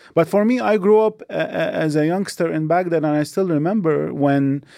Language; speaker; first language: English; non-native, fluent; Arabic